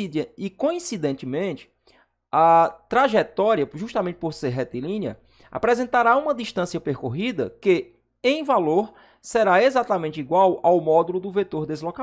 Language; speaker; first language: Portuguese; native; Portuguese